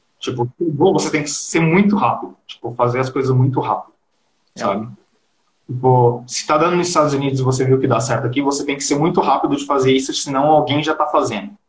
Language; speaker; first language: Portuguese; early bilingual, heritage; Portuguese